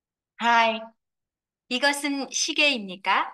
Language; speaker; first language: Korean; non-native, learner; Vietnamese